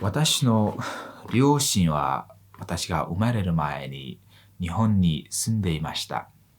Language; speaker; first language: Japanese; non-native, learner; Mongolian